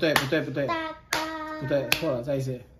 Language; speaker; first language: Chinese; native; Chinese